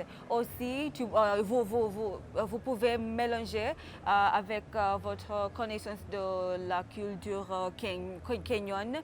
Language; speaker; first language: French; non-native, fluent; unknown